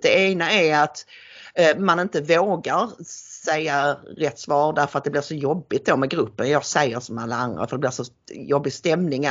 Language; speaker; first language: Swedish; native; Swedish